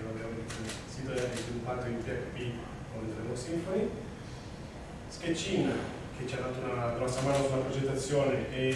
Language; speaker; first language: Italian; native; Italian